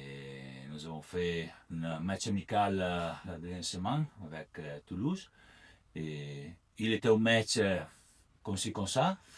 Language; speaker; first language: French; non-native, learner; Italian